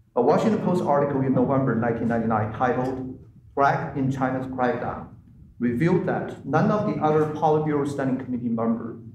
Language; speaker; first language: English; non-native, fluent; Chinese